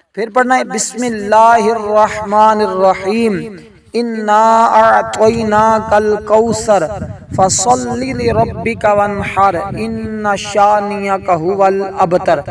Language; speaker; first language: Urdu; non-native, local second language; Punjabi